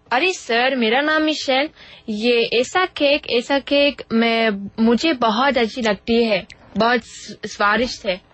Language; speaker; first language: Hindi; non-native, learner; German